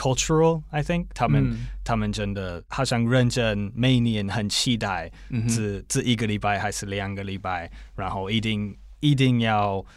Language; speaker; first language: Chinese; non-native, fluent; English